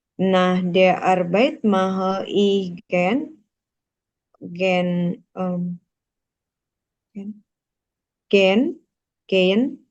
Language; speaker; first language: German; non-native, learner; Indonesian